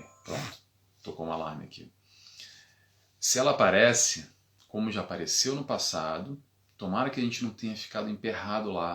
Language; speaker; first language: Portuguese; native; Portuguese